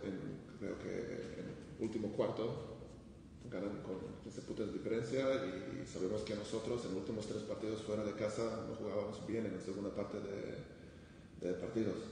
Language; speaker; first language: Spanish; non-native, fluent; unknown